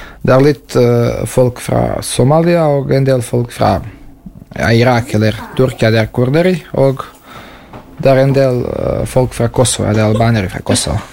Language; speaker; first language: Norwegian; non-native, learner; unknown